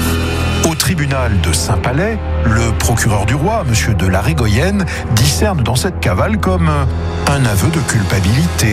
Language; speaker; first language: French; native; French